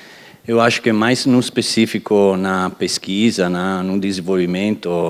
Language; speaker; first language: Portuguese; non-native, fluent; Italian